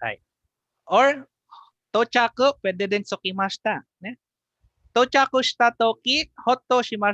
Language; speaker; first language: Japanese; non-native, fluent; Filipino